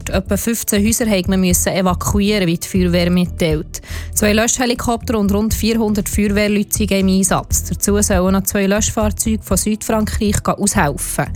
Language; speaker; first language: German; native; German